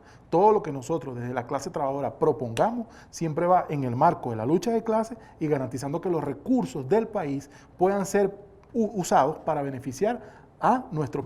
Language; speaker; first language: Spanish; native; Spanish